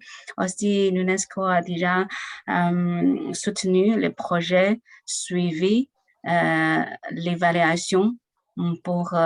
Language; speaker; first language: French; non-native, learner; Chinese